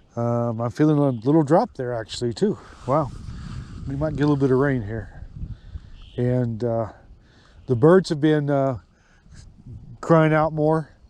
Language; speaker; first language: English; native; English